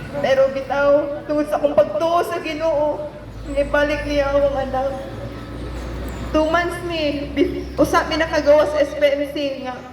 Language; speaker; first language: Cebuano; native; Cebuano